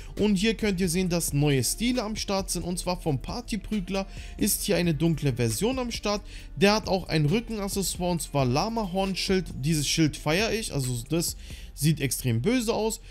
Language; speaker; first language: German; native; German